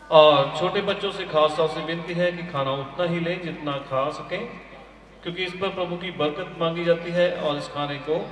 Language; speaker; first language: Hindi; non-native, local second language; Punjabi